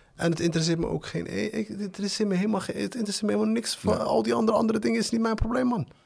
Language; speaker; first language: Dutch; early bilingual, other home language; Arabic